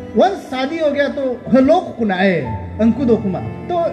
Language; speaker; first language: Hindi; non-native, local second language; Nyishi